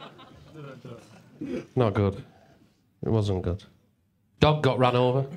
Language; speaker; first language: English; native; English